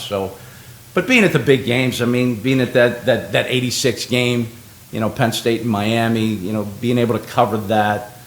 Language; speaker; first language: English; native; English